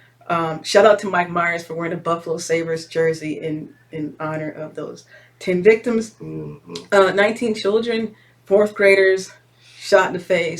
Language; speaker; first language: English; native; English